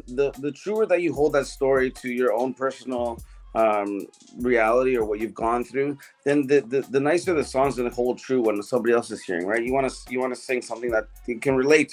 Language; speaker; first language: English; native; English